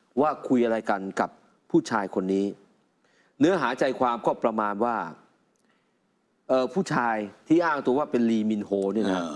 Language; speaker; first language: Thai; native; Thai